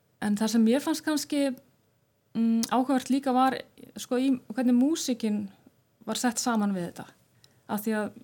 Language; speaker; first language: Icelandic; native; Icelandic